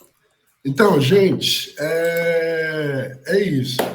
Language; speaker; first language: Portuguese; non-native, fluent; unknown